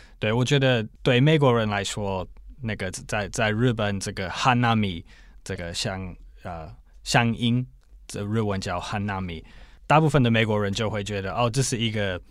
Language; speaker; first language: Chinese; non-native, fluent; English